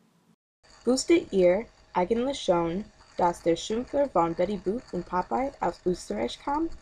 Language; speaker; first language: German; non-native, learner; English